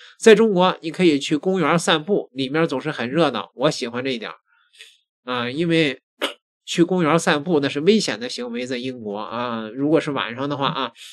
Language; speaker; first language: Chinese; native; Chinese